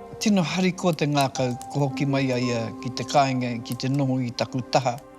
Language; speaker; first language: Māori; native; Māori